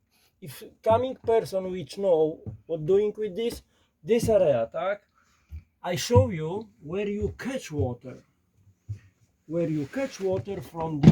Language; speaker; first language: English; non-native, learner; Polish